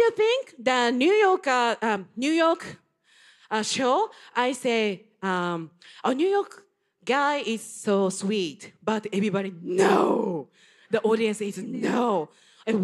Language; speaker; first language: English; non-native, learner; Japanese